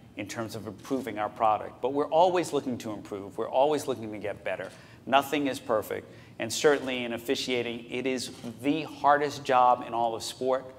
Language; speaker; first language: English; native; English